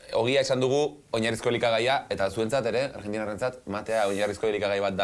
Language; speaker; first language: Basque; native; Basque